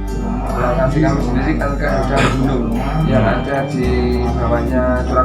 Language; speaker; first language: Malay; non-native, local second language; Javanese